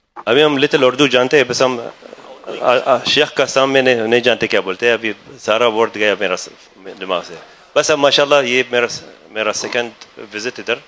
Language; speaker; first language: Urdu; non-native, learner; Arabic